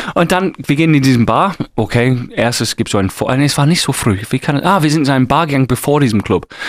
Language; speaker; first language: German; non-native, fluent; English